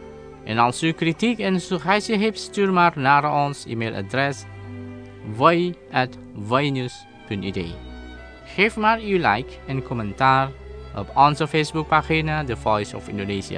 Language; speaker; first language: Dutch; non-native, learner; Indonesian